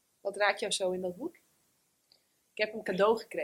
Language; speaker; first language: Dutch; native; Dutch